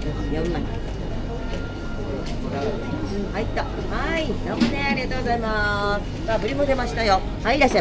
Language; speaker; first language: Japanese; native; Japanese